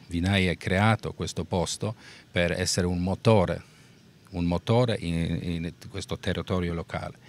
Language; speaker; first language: Italian; non-native, learner; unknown